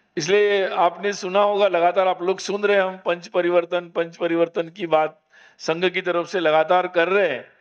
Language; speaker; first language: Hindi; non-native, local second language; Marathi